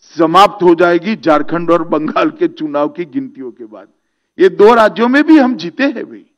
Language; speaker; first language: Hindi; non-native, local second language; Gujarati